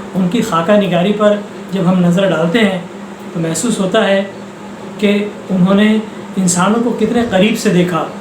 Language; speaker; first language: Urdu; native; Urdu